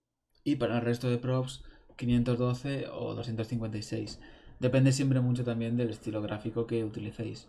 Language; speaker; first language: Spanish; native; Spanish